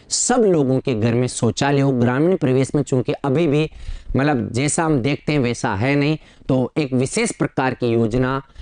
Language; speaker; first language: Hindi; native; Hindi